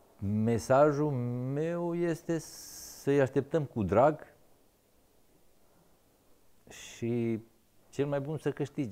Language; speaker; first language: Romanian; non-native, local second language; Serbian